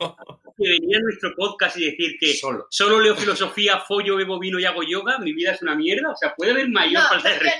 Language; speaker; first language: Spanish; native; Spanish